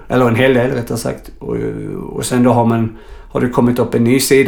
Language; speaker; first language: Swedish; native; Swedish